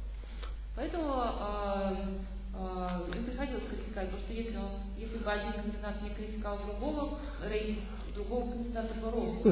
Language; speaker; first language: Russian; native; Russian